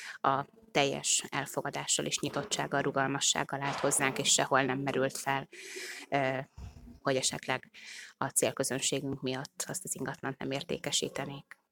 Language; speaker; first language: Hungarian; native; Hungarian